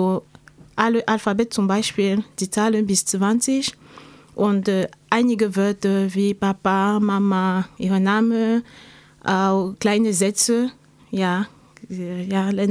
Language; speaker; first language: German; non-native, learner; French